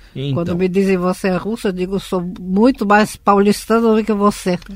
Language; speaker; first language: Portuguese; early bilingual, other home language; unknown